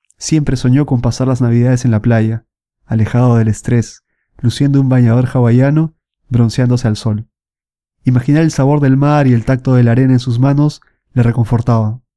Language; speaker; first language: Spanish; native; Spanish